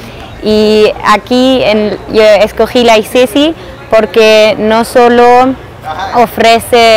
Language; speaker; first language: Spanish; non-native, fluent; German